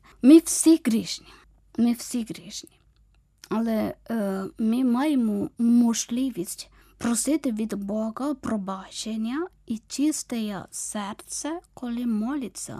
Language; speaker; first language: Ukrainian; non-native, learner; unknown